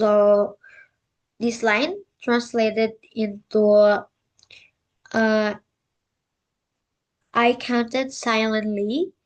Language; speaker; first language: English; non-native, learner; Indonesian